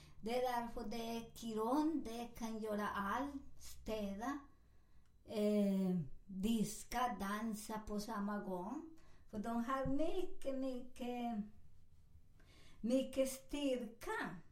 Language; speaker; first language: Swedish; non-native, learner; Spanish